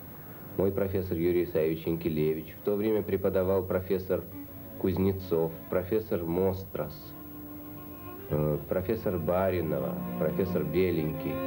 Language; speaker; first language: Russian; native; Russian